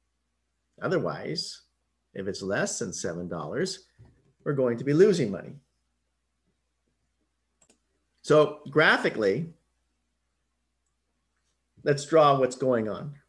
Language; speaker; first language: English; native; English